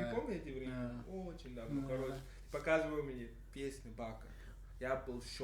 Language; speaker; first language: Russian; non-native, learner; English